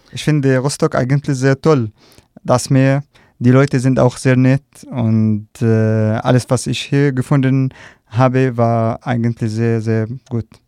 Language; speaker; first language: German; non-native, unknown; Arabic